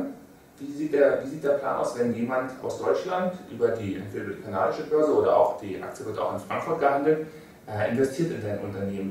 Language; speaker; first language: German; native; German